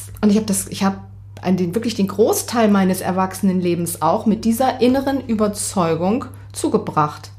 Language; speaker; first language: German; native; German